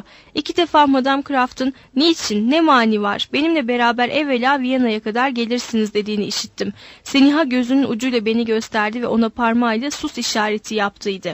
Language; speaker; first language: Turkish; native; Turkish